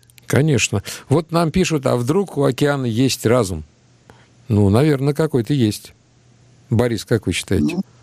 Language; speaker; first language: Russian; native; Russian